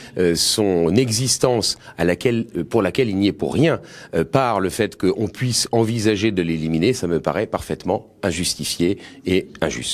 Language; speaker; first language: French; native; French